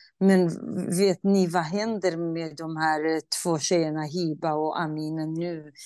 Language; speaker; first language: Swedish; non-native, fluent; Central Kurdish